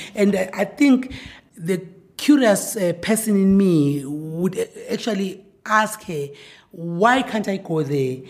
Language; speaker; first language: English; non-native, local second language; Zulu